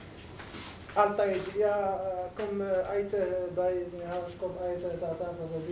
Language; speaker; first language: Dutch; non-native, learner; Arabic